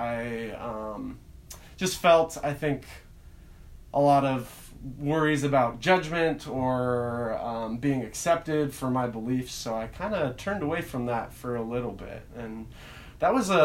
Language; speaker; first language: English; native; English